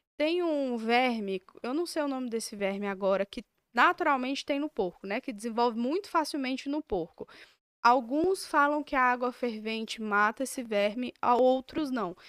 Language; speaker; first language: Portuguese; native; Portuguese